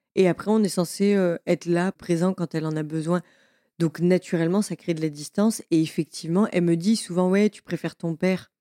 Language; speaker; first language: French; native; French